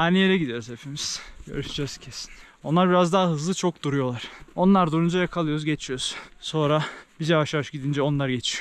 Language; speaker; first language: Turkish; native; Turkish